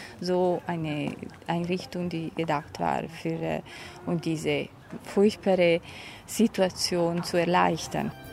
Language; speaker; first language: German; non-native, fluent; Italian